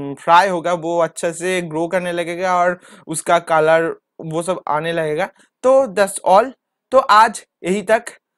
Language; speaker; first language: Hindi; non-native, local second language; Bangla